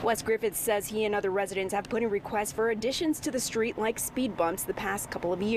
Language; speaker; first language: English; native; English